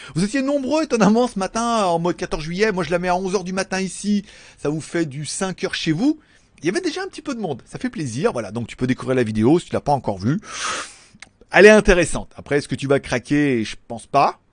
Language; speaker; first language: French; native; French